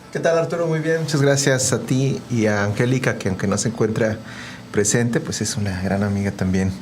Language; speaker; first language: Spanish; native; Spanish